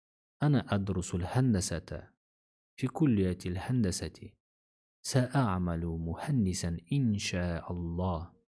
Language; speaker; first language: Arabic; non-native, fluent; Kazakh